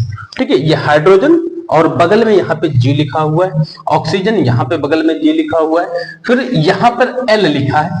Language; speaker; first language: Hindi; native; Hindi